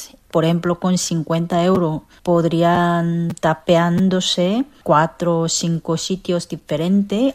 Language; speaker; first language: Spanish; non-native, fluent; Korean